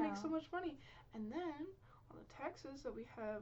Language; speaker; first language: English; native; English